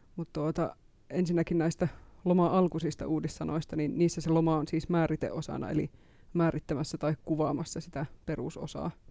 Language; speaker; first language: Finnish; native; Finnish